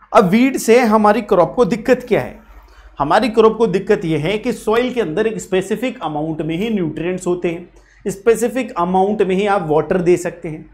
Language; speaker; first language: Hindi; native; Hindi